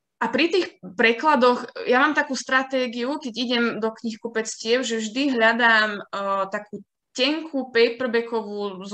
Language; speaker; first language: Slovak; native; Slovak